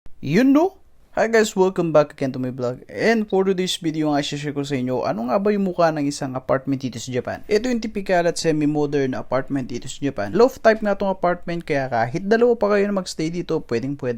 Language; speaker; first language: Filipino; native; Filipino